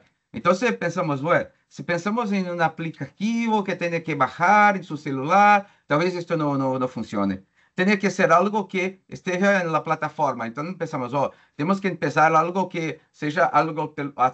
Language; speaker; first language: Spanish; non-native, learner; Portuguese